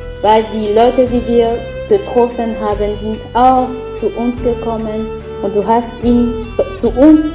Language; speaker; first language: German; non-native, learner; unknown